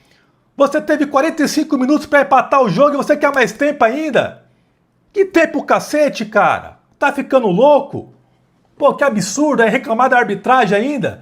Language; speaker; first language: Portuguese; native; Portuguese